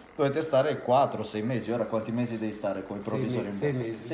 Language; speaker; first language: Italian; native; Italian